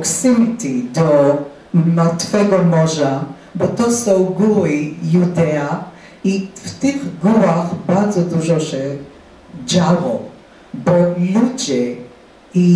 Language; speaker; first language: Polish; non-native, fluent; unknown